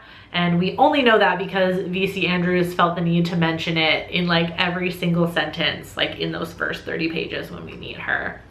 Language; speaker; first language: English; native; English